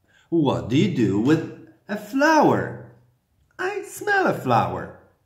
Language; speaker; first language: English; non-native, fluent; Polish